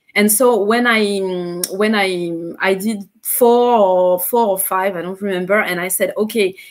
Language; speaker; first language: English; non-native, fluent; French